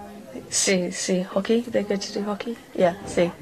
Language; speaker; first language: Spanish; non-native, learner; English